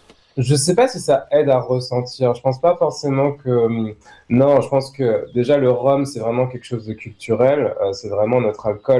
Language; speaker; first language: French; native; French